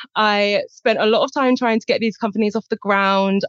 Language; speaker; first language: English; native; English